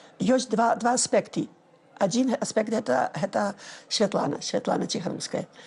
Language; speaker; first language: Belarusian; early bilingual, heritage; Belarusian